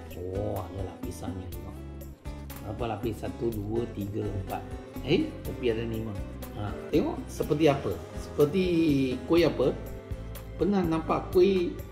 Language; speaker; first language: Malay; non-native, local second language; Chinese